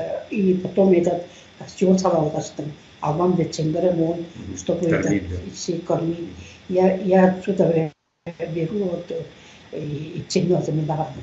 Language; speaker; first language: Russian; non-native, local second language; Tuvinian